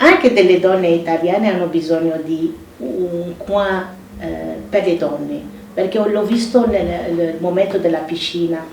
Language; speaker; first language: Italian; non-native, fluent; Arabic